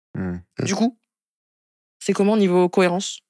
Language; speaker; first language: French; native; French